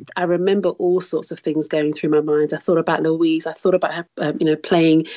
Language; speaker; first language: English; native; English